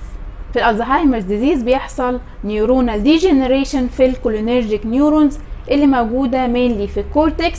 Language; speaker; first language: Arabic; native; Arabic